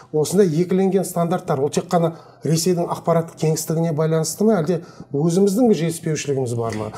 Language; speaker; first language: Kazakh; native; Kazakh